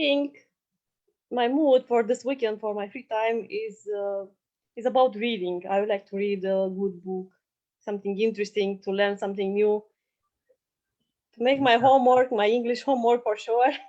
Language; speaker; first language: English; non-native, learner; Romanian